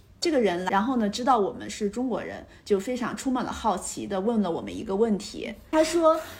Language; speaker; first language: Chinese; native; Chinese